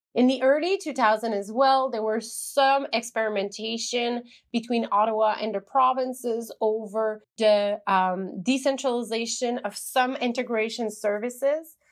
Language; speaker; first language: English; native; English